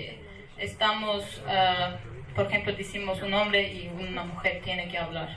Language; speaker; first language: Spanish; non-native, learner; Kurdish